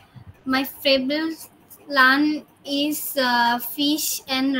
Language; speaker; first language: English; non-native, learner; Bangla